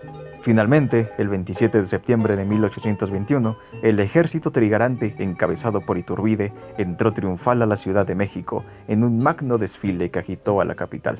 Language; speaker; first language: Spanish; native; Spanish